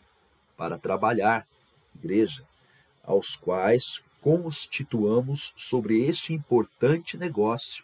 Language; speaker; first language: Portuguese; native; Portuguese